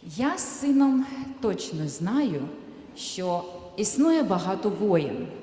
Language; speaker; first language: Ukrainian; native; Ukrainian